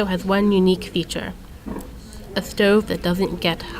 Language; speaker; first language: English; native; English